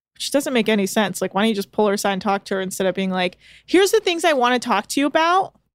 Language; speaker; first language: English; native; English